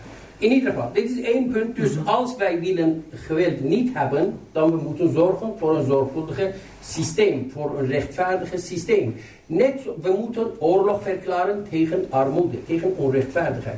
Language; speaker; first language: Dutch; non-native, fluent; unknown